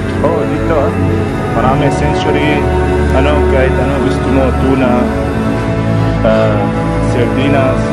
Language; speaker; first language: Filipino; non-native, learner; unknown